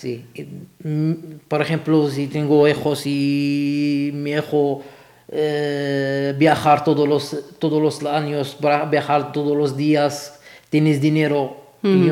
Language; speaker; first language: Spanish; non-native, learner; Arabic